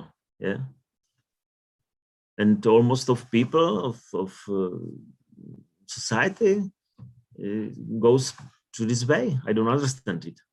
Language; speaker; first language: English; non-native, learner; Czech